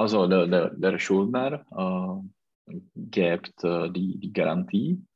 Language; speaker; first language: German; non-native, learner; Czech